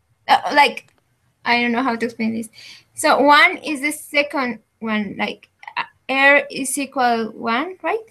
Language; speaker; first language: English; non-native, learner; Spanish